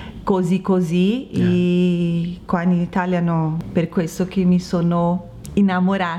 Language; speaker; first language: Italian; non-native, learner; Portuguese